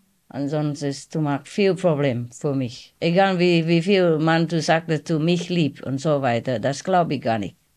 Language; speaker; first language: German; non-native, learner; Vietnamese